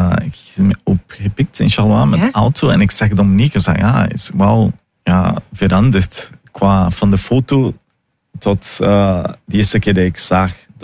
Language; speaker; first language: Dutch; non-native, learner; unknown